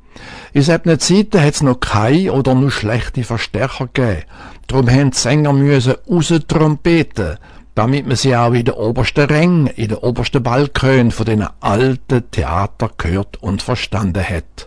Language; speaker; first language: German; native; German